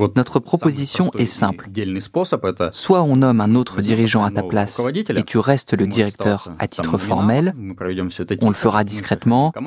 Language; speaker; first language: French; non-native, fluent; Russian